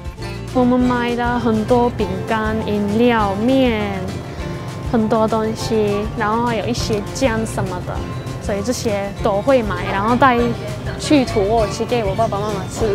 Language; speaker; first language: Chinese; non-native, fluent; Turkish